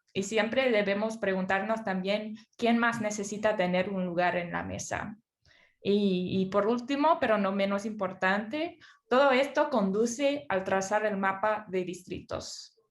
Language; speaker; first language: Spanish; non-native, fluent; English